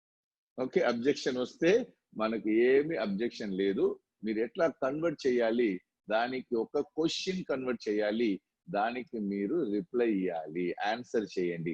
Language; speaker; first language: Telugu; non-native, local second language; Tamil